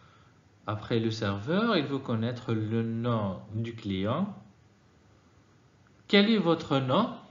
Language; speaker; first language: French; non-native, fluent; Arabic